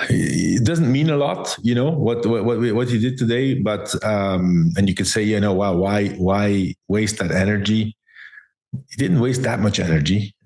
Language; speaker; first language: English; non-native, fluent; Dutch